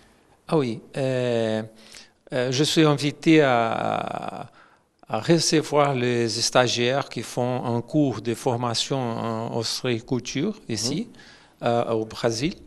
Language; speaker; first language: French; non-native, fluent; Portuguese